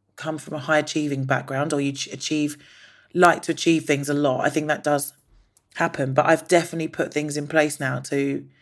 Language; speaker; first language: English; native; English